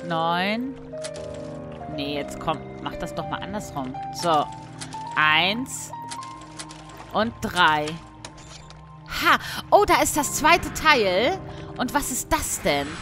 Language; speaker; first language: German; native; German